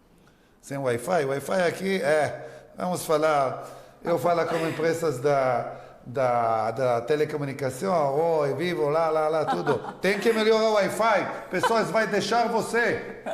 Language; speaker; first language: Portuguese; non-native, learner; Hebrew